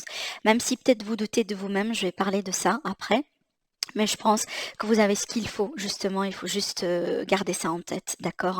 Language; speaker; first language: French; native; French